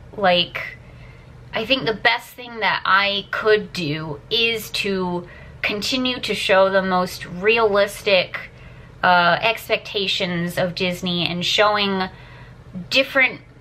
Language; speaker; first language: English; native; English